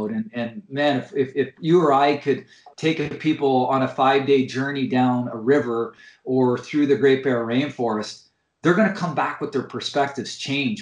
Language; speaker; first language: English; native; English